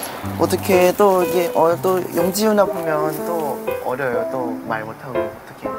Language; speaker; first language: Korean; non-native, fluent; Thai